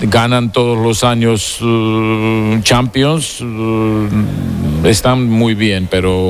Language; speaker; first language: Spanish; non-native, fluent; Georgian